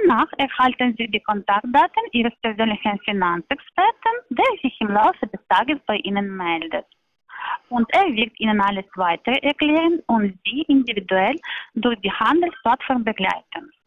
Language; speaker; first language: German; non-native, learner; Polish